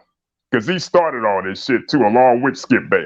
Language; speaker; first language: English; native; English